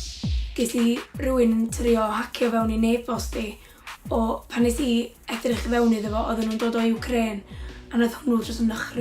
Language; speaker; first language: Welsh; native; Welsh